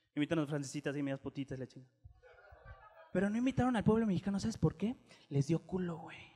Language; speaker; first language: Spanish; native; Spanish